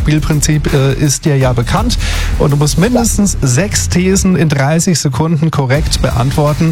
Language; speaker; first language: German; native; German